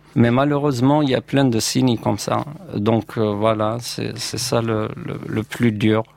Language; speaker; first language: French; non-native, local second language; Berber languages